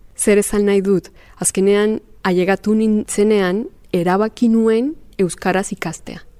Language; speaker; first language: Basque; non-native, fluent; Spanish